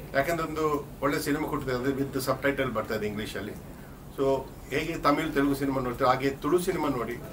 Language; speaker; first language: Kannada; non-native, local second language; Tulu